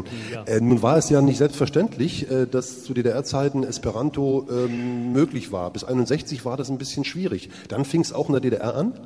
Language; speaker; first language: German; native; German